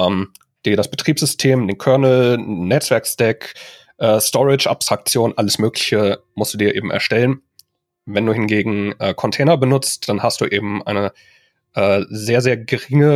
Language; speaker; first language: German; native; German